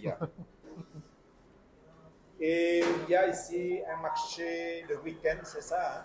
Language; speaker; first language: French; non-native, fluent; Vietnamese